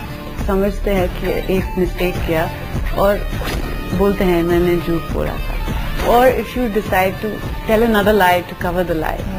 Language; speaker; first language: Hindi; non-native, local second language; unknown